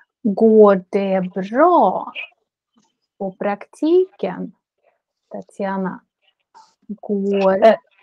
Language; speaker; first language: Swedish; non-native, fluent; Russian